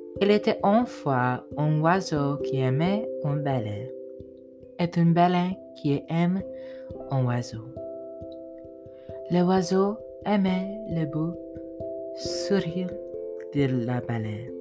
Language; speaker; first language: French; non-native, learner; English